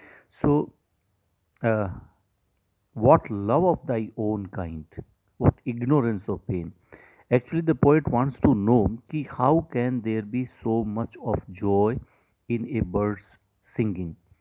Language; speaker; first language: English; non-native, local second language; Hindi